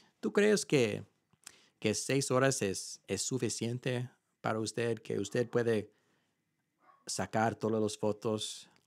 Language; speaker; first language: Spanish; early bilingual, heritage; Spanish